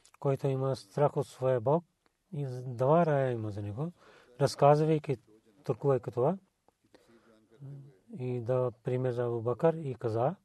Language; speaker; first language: Bulgarian; non-native, learner; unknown